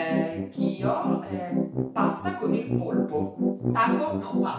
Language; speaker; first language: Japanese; non-native, learner; Italian